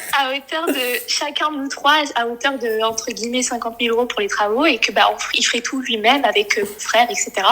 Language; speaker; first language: French; native; French